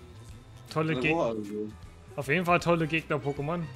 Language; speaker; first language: German; native; German